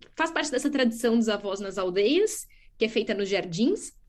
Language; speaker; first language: Portuguese; native; Portuguese